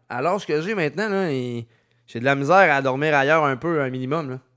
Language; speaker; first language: French; native; French